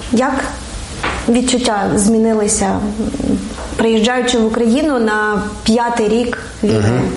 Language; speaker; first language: Ukrainian; native; Ukrainian